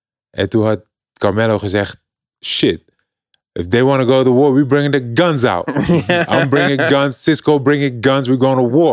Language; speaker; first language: English; non-native, fluent; Dutch